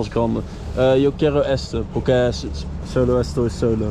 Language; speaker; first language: Spanish; non-native, learner; Dutch